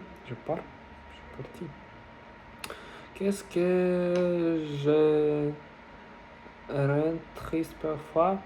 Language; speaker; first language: French; non-native, learner; Russian